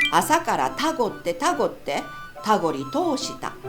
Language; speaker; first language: Japanese; native; Japanese